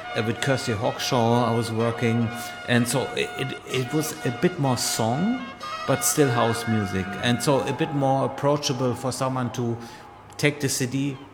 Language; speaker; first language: English; non-native, fluent; German